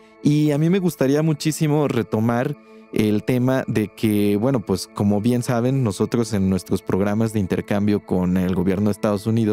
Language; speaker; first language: Spanish; native; Spanish